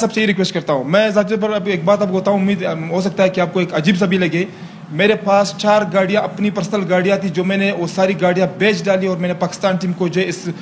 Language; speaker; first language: Urdu; native; Urdu